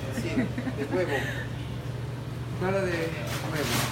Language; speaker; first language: Portuguese; non-native, learner; Spanish